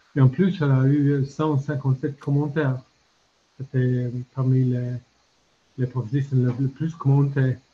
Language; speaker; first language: French; non-native, fluent; English